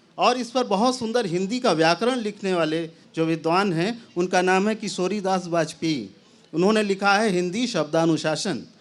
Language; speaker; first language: Hindi; native; Hindi